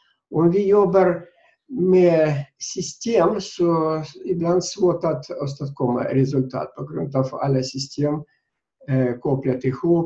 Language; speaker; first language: Swedish; non-native, fluent; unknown